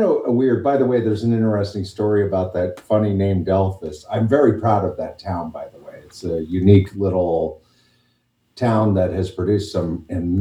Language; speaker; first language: English; native; English